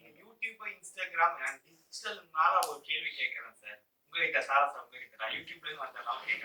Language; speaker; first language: Tamil; native; Tamil